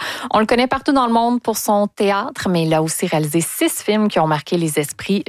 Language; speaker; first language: French; native; French